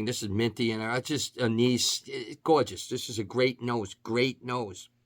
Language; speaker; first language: English; native; English